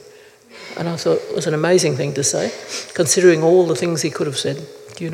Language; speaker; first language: English; native; English